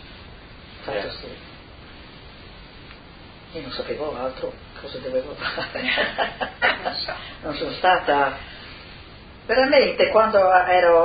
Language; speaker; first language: Italian; non-native, local second language; Friulian